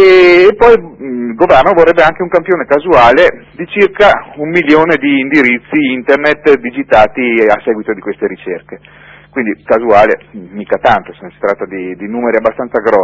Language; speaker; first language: Italian; native; Italian